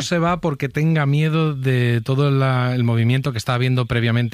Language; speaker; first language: Spanish; native; Spanish